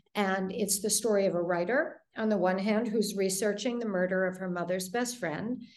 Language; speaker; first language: English; native; English